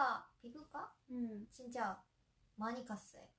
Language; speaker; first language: Korean; non-native, fluent; Japanese